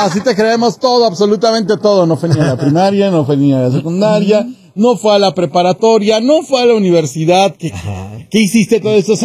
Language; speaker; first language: Spanish; native; Spanish